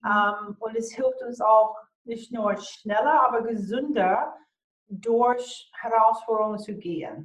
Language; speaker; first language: German; non-native, fluent; English